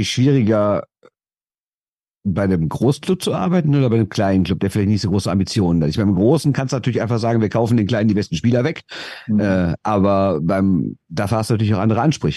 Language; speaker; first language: German; native; German